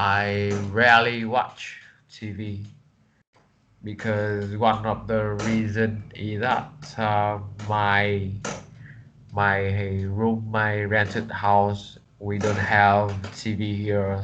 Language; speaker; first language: English; non-native, learner; Vietnamese